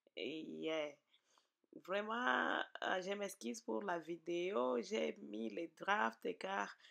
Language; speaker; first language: French; non-native, local second language; Swahili